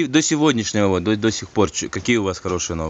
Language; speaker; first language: Russian; native; Russian